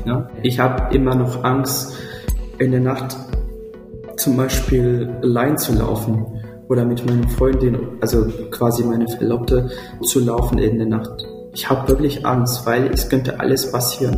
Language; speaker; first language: German; non-native, fluent; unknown